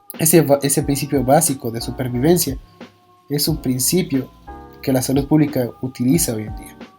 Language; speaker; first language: Spanish; native; Spanish